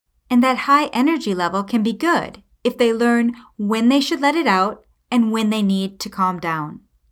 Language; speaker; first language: English; native; English